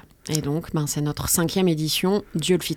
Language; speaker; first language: French; native; French